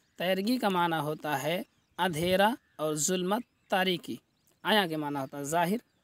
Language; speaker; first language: Urdu; native; Urdu